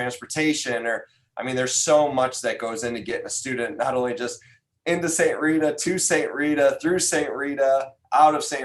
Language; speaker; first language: English; native; English